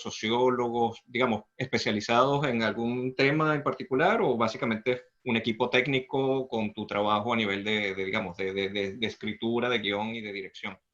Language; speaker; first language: Spanish; native; Spanish